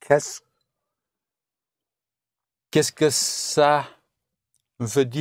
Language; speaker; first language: French; non-native, learner; English